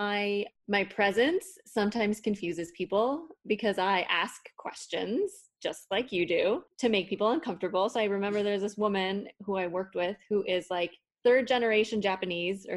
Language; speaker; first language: English; non-native, fluent; Spanish